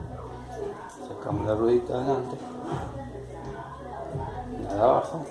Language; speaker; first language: Spanish; native; Spanish